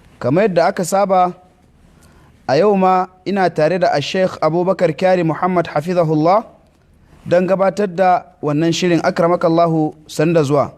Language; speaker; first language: Hausa; native; Hausa